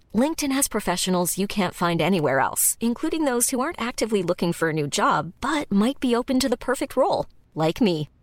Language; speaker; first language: Danish; early bilingual, other home language; Romanian